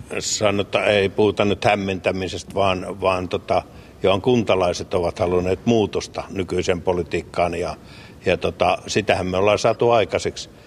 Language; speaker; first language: Finnish; native; Finnish